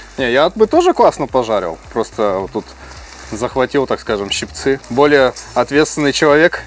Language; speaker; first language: Russian; native; Russian